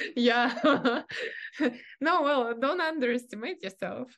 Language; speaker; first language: English; non-native, fluent; Russian